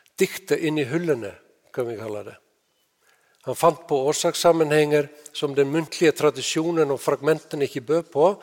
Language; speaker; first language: Norwegian; non-native, fluent; Icelandic